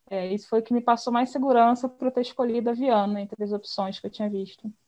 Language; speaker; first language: Portuguese; native; Portuguese